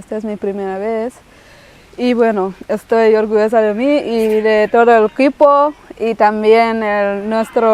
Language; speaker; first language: Spanish; non-native, fluent; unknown